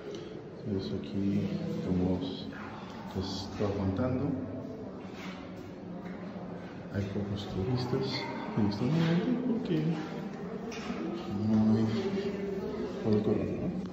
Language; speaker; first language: Spanish; early bilingual, heritage; Spanish